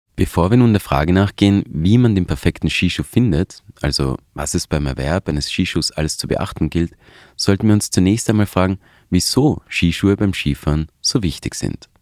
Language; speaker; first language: German; native; German